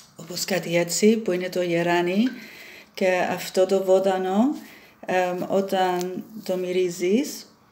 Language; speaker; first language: Greek; early bilingual, heritage; Greek